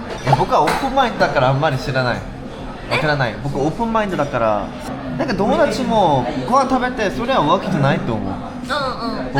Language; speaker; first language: Japanese; non-native, learner; Korean